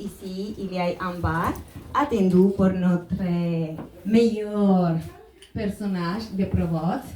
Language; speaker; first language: French; non-native, learner; Spanish